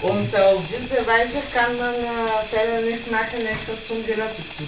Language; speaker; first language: German; non-native, fluent; Bulgarian